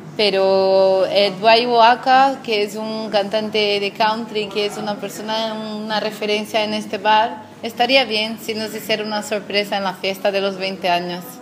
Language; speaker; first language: Spanish; non-native, fluent; Portuguese